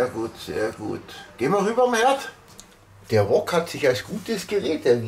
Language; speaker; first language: German; native; German